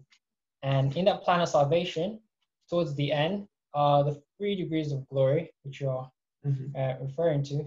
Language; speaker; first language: English; early bilingual, other home language; Portuguese